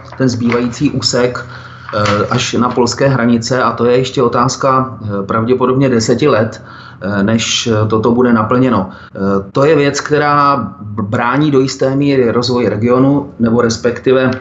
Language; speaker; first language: Czech; native; Czech